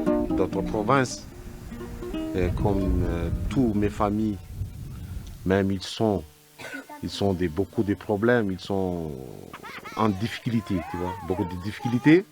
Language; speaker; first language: French; non-native, local second language; Malagasy